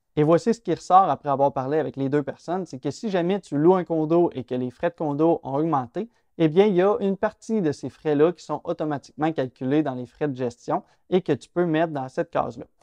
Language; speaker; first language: French; native; French